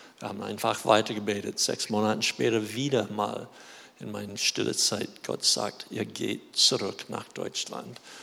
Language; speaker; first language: German; non-native, fluent; English